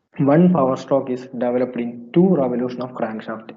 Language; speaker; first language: English; non-native, local second language; Malayalam